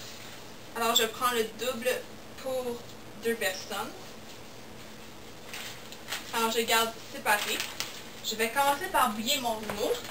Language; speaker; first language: French; non-native, local second language; English